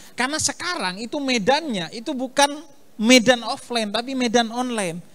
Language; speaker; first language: Indonesian; native; Indonesian